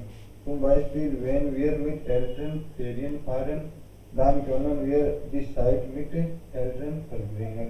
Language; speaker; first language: German; non-native, learner; Hindi